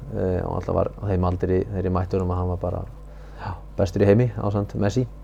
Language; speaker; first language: Icelandic; native; Icelandic